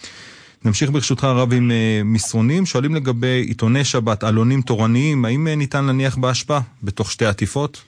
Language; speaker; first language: Hebrew; native; Hebrew